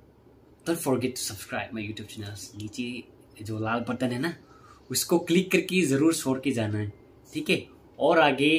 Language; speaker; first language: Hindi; non-native, local second language; Kok Borok